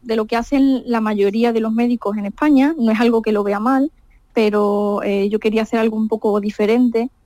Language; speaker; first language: Spanish; native; Spanish